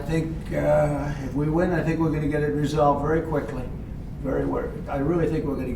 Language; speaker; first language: English; native; English